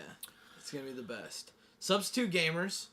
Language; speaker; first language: English; native; English